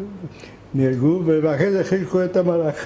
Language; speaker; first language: Hebrew; non-native, fluent; Hungarian